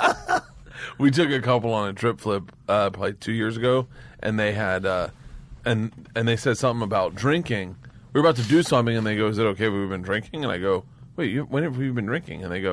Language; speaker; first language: English; native; English